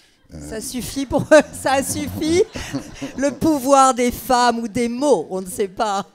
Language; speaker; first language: French; native; French